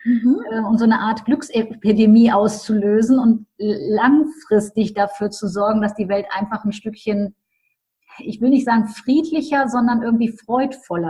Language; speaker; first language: German; native; German